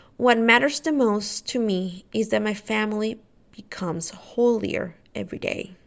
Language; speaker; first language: English; non-native, fluent; Spanish